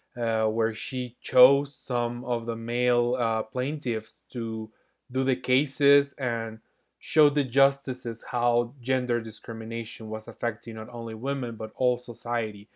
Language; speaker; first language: English; non-native, fluent; Spanish